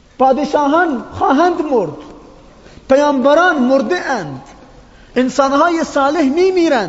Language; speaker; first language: Persian; non-native, local second language; Baluchi